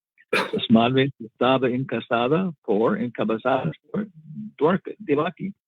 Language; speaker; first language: Spanish; non-native, learner; English